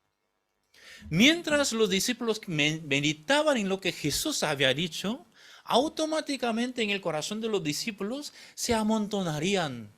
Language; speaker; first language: Spanish; non-native, fluent; Korean